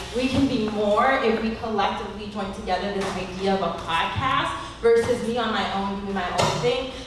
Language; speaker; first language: English; native; English